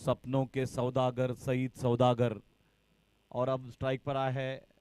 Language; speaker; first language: Hindi; non-native, local second language; Marathi